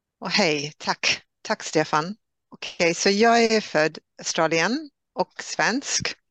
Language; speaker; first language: Swedish; non-native, fluent; English